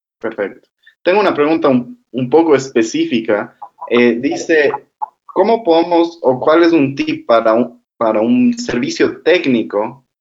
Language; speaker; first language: Spanish; native; Spanish